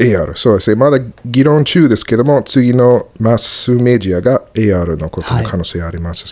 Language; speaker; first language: Japanese; non-native, learner; English